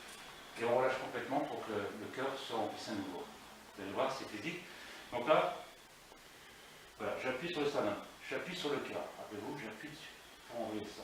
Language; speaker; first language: French; native; French